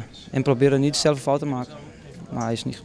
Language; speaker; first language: Dutch; non-native, fluent; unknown